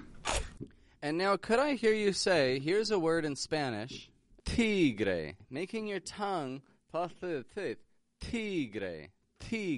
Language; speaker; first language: English; native; English